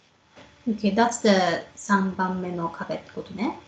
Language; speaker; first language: Japanese; native; Japanese